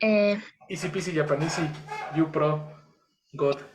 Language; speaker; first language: English; non-native, fluent; Spanish